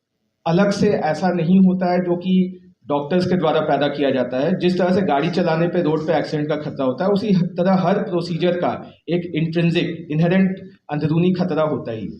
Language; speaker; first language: Hindi; native; Hindi